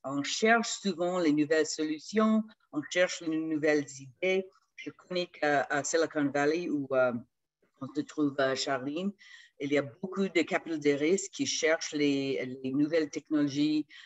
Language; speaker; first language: French; non-native, fluent; English